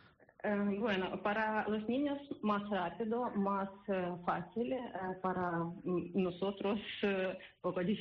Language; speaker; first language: Spanish; non-native, learner; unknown